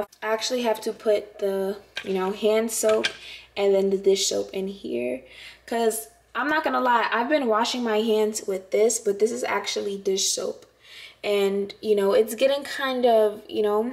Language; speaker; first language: English; native; English